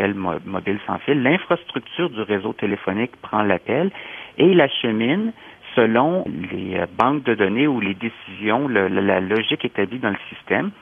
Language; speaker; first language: French; native; French